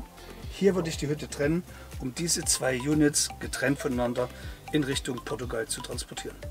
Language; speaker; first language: German; native; German